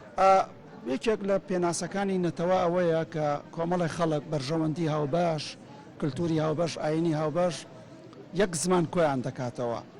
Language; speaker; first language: Central Kurdish; native; Central Kurdish